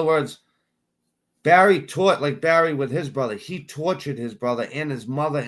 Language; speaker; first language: English; native; English